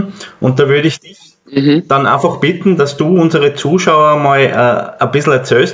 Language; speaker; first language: German; native; German